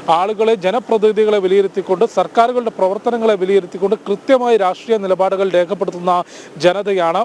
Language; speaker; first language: Malayalam; native; Malayalam